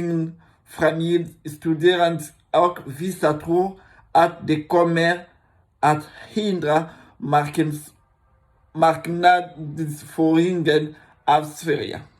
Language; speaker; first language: Swedish; non-native, learner; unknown